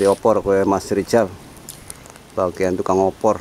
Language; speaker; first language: Indonesian; native; Indonesian